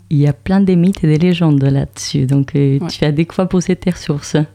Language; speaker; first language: French; native; French